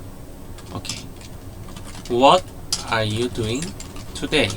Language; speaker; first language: English; non-native, learner; Korean